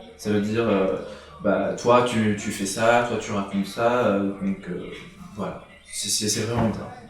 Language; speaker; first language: French; non-native, local second language; Arabic